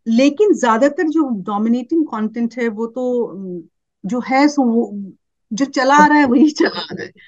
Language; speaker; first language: Hindi; native; Hindi